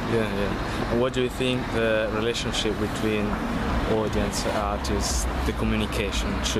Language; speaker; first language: English; non-native, fluent; Italian